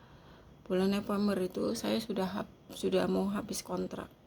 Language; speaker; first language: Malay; non-native, local second language; Javanese